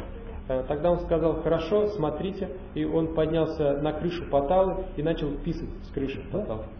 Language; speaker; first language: Russian; native; Russian